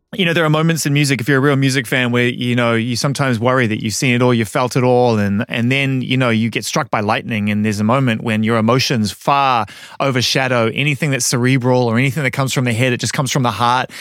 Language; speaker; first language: English; native; English